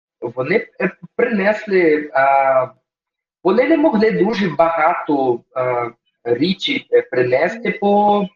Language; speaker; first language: Ukrainian; early bilingual, heritage; Portuguese